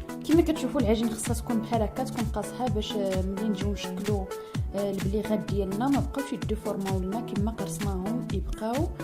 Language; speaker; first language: Arabic; native; Arabic